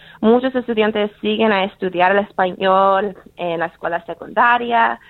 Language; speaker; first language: Spanish; non-native, fluent; English